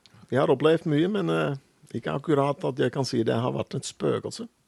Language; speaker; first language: Norwegian; non-native, fluent; Dutch